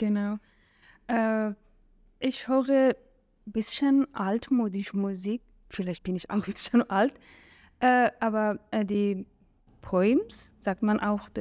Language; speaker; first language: German; non-native, learner; Persian